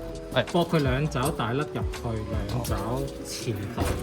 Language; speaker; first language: Chinese; native; Chinese